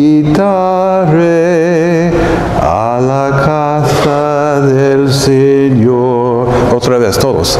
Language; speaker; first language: Spanish; non-native, fluent; English